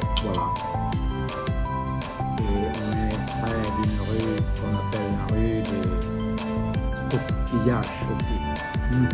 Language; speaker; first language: French; non-native, fluent; Vietnamese